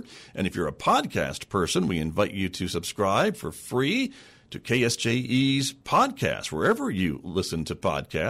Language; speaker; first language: English; native; English